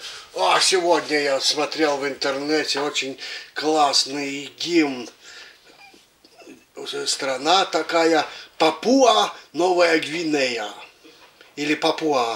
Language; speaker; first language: Russian; native; Russian